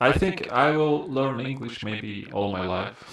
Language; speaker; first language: English; non-native, fluent; Russian